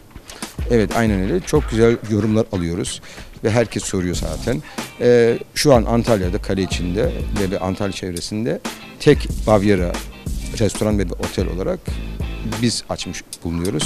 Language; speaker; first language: Turkish; early bilingual, heritage; Turkish